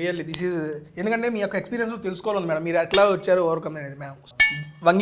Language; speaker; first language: Telugu; native; Telugu